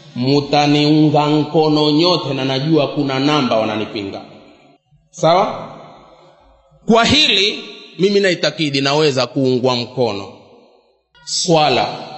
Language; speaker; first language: Swahili; native; Swahili